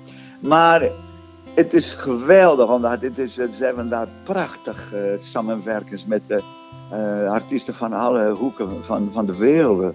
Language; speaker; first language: Dutch; non-native, fluent; Portuguese